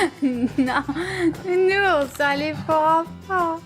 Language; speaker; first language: French; native; French